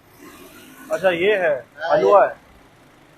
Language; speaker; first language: Hindi; native; Hindi